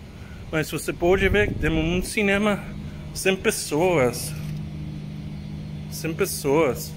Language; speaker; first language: Portuguese; non-native, learner; English